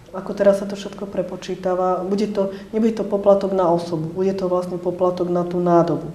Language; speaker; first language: Slovak; native; Slovak